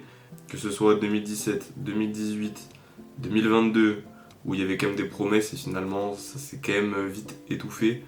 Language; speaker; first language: French; native; French